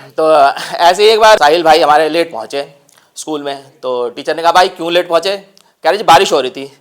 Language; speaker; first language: Hindi; non-native, local second language; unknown